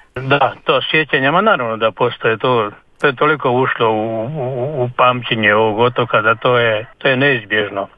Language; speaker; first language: Croatian; native; Croatian